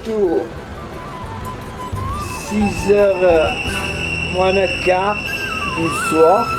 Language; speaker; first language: French; native; French